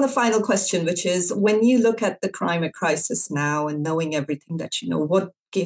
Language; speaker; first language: English; non-native, local second language; Urdu